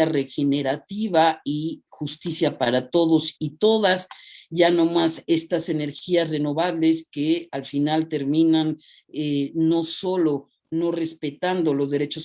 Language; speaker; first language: Spanish; native; Spanish